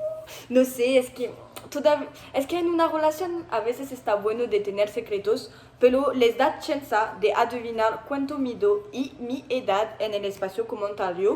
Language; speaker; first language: Spanish; non-native, learner; French